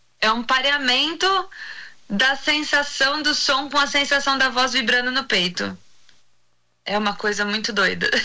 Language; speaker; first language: Portuguese; native; Portuguese